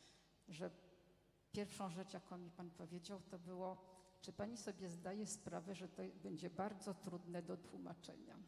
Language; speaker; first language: Polish; non-native, fluent; French